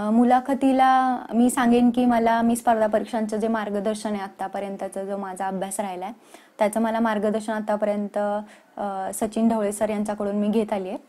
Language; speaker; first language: Marathi; native; Marathi